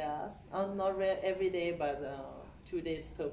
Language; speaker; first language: English; non-native, learner; Thai